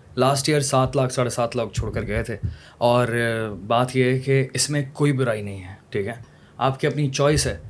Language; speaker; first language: Urdu; native; Urdu